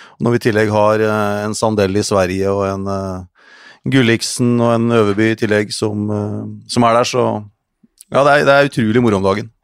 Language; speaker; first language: Norwegian; native; Norwegian